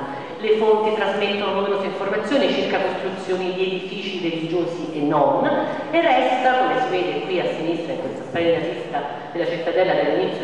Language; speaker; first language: Italian; native; Italian